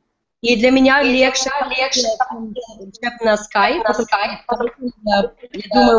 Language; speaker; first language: Russian; early bilingual, heritage; Russian